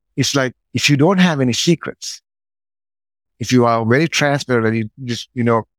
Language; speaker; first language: English; non-native, local second language; Sinhala